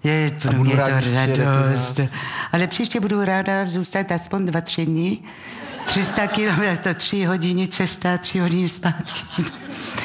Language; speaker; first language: Czech; non-native, learner; French